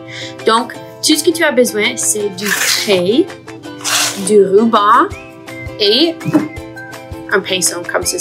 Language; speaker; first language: French; non-native, learner; English